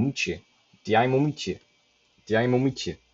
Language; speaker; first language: Bulgarian; non-native, learner; English